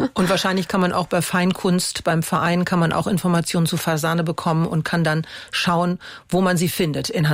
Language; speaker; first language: German; native; German